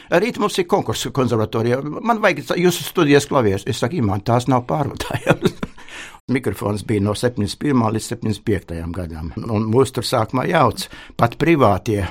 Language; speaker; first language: Latvian; native; Latvian